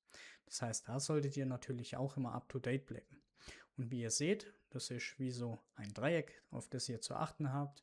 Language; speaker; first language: German; native; German